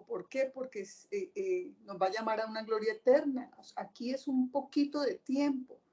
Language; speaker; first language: Spanish; native; Spanish